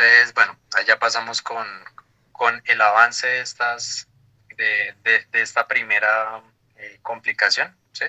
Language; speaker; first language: Spanish; native; Spanish